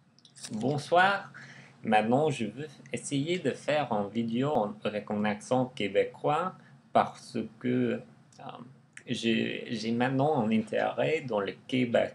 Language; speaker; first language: French; non-native, learner; English